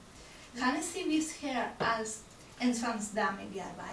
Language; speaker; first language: German; non-native, learner; Spanish